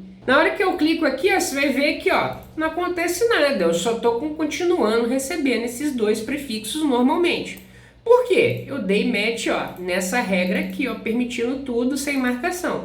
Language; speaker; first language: Portuguese; native; Portuguese